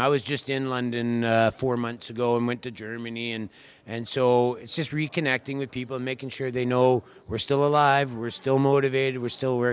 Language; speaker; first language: English; native; English